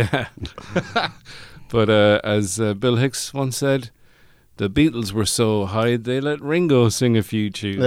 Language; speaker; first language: English; native; English